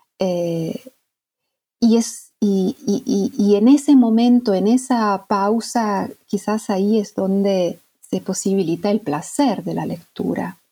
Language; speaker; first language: Spanish; non-native, fluent; Italian